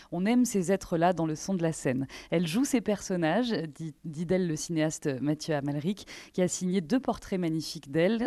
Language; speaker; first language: French; native; French